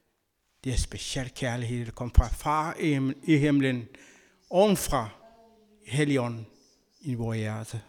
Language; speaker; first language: Danish; non-native, learner; Kabuverdianu